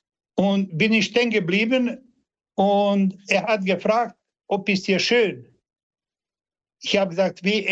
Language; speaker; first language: German; non-native, learner; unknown